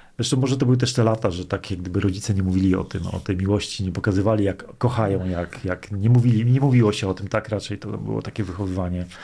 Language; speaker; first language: Polish; native; Polish